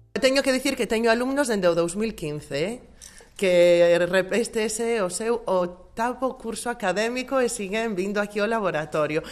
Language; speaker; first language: Galician; non-native, local second language; Spanish